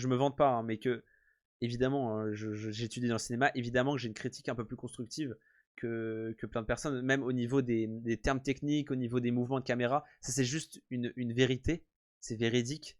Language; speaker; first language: French; native; French